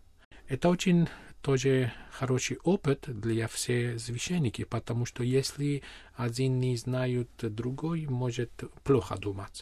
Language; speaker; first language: Russian; non-native, learner; Armenian